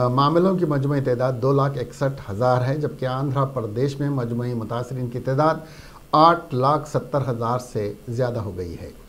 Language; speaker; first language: Urdu; native; Urdu